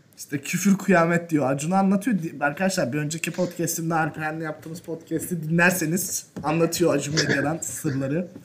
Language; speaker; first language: Turkish; native; Turkish